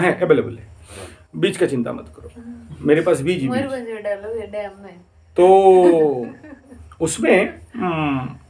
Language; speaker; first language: Hindi; non-native, local second language; Odia